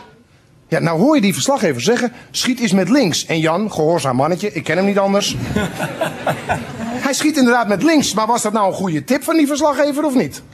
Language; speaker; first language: Dutch; native; Dutch